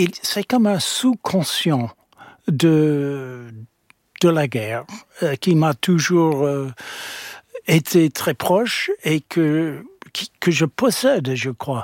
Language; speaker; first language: French; non-native, fluent; English